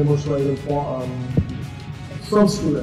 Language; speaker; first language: English; non-native, learner; Vietnamese